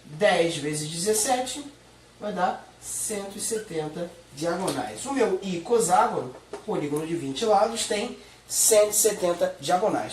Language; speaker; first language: Portuguese; native; Portuguese